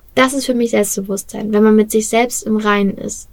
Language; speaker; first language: German; native; German